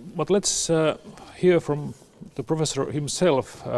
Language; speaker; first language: English; non-native, fluent; Finnish